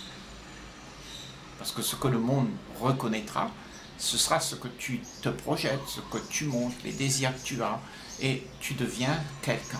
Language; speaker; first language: French; native; French